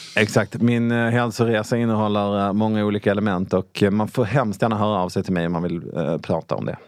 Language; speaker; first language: Swedish; native; Swedish